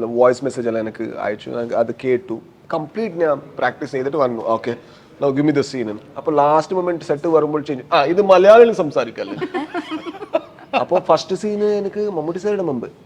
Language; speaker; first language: Malayalam; non-native, learner; Kannada